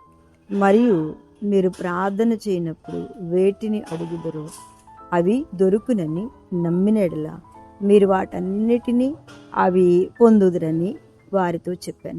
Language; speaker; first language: Telugu; native; Telugu